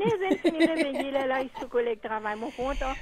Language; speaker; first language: French; non-native, local second language; Morisyen